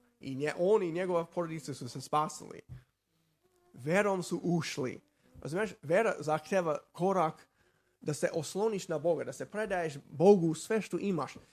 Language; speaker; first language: Serbian; non-native, fluent; Slovak